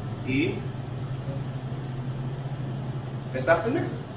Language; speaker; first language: Spanish; non-native, learner; English